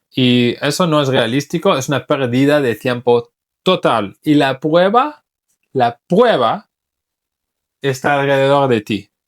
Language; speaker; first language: Spanish; non-native, fluent; English